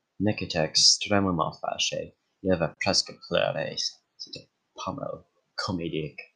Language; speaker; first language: French; non-native, local second language; English